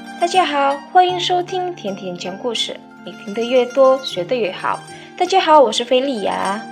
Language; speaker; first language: Chinese; non-native, fluent; Indonesian